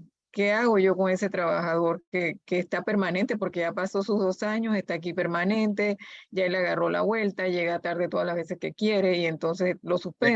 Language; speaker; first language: Spanish; native; Spanish